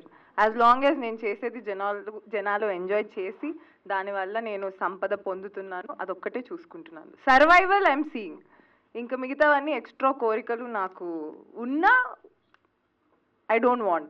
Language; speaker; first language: Telugu; native; Telugu